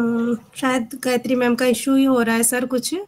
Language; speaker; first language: Hindi; native; Hindi